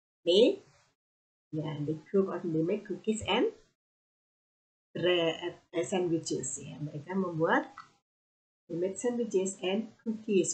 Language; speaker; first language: English; non-native, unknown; Indonesian